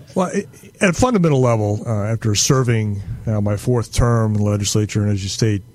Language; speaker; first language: English; native; English